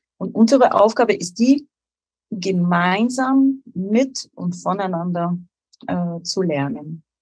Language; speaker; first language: German; non-native, fluent; French